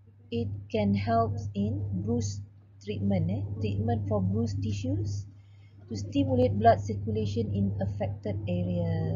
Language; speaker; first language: English; non-native, local second language; Malay